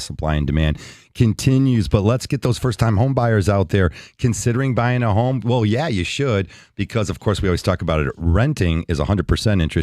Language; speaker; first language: English; native; English